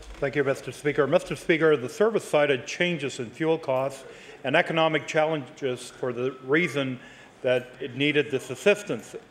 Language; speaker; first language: English; non-native, local second language; French